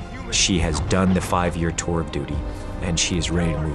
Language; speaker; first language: English; native; English